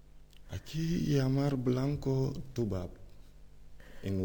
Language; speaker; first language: Spanish; non-native, learner; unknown